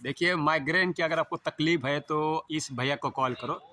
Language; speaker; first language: Hindi; non-native, local second language; Marathi